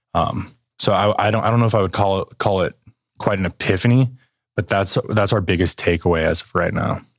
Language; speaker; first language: English; native; English